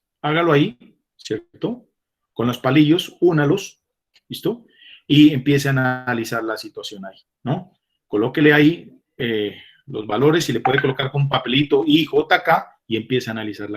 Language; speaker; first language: Spanish; native; Spanish